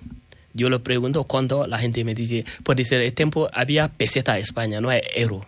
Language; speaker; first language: Spanish; non-native, learner; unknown